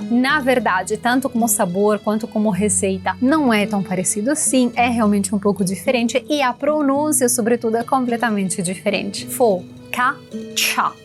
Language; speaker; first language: Portuguese; non-native, fluent; Italian